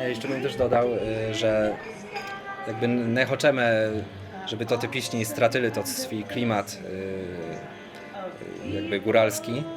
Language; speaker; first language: Polish; non-native, local second language; Rusyn